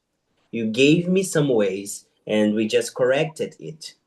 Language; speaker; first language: English; non-native, fluent; Portuguese